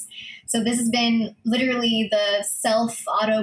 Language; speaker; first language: English; early bilingual, other home language; Filipino